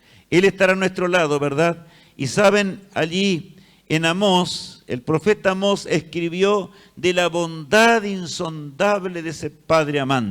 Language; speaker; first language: Spanish; native; Spanish